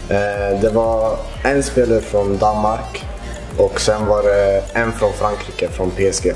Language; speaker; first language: Swedish; early bilingual, other home language; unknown